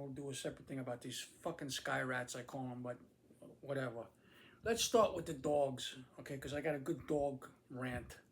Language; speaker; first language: English; native; English